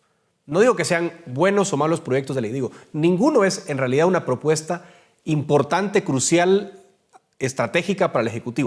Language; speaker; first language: Spanish; native; Spanish